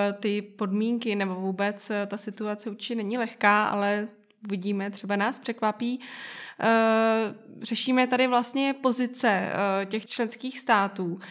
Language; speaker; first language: Czech; native; Czech